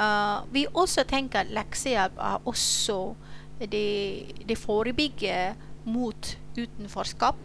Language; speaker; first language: Norwegian; non-native, fluent; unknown